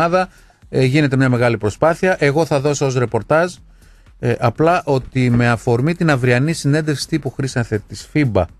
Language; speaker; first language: Greek; native; Greek